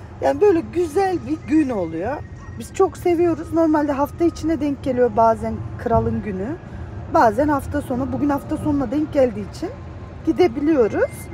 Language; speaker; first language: Turkish; native; Turkish